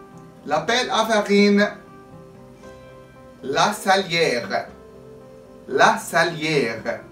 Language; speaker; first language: French; non-native, fluent; Arabic